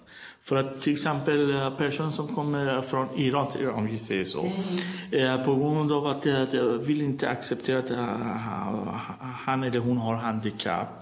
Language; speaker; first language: Swedish; non-native, learner; Persian